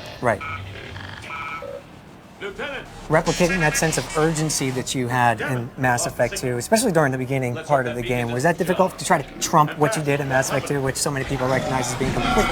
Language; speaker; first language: English; native; English